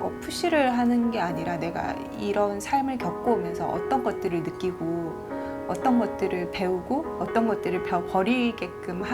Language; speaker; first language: Korean; native; Korean